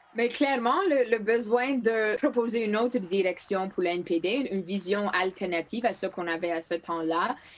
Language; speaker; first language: French; non-native, local second language; Greek